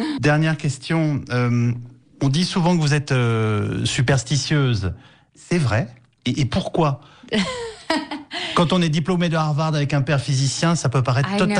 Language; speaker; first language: French; native; French